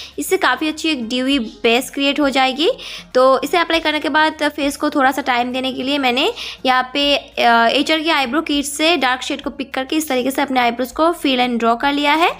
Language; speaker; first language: Hindi; non-native, local second language; Bangla